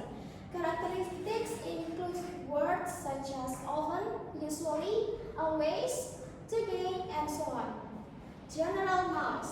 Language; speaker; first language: English; non-native, learner; Indonesian